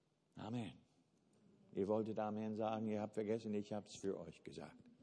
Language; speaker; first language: German; non-native, fluent; English